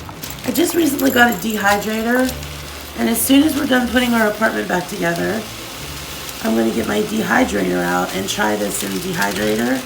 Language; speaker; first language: English; native; English